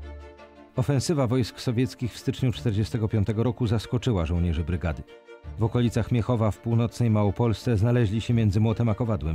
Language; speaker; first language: Polish; native; Polish